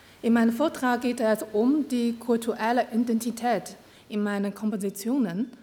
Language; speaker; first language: German; non-native, learner; Chinese